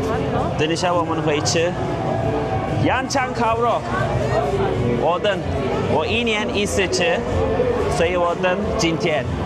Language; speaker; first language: Chinese; non-native, fluent; Turkish